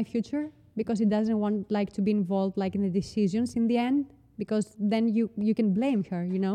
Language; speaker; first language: English; non-native, fluent; Greek